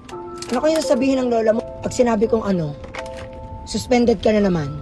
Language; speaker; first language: Filipino; native; Filipino